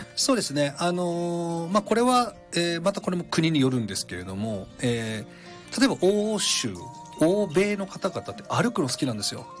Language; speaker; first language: Japanese; native; Japanese